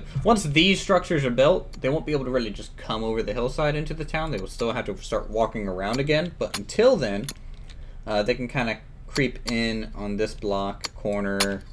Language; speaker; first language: English; native; English